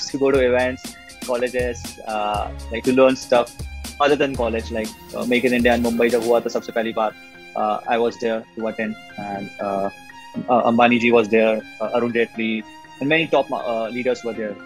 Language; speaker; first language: English; non-native, local second language; Marathi